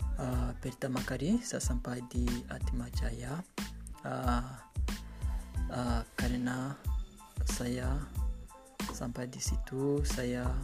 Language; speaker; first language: Indonesian; non-native, learner; Kinyarwanda